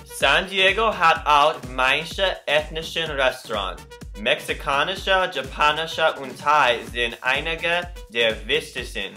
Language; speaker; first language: German; non-native, learner; English